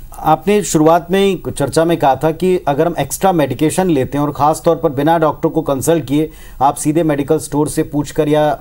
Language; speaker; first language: Hindi; native; Hindi